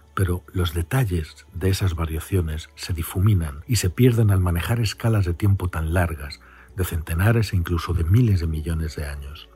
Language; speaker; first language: Spanish; native; Spanish